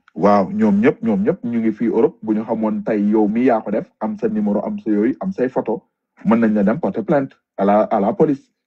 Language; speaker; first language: Wolof; non-native, local second language; Fula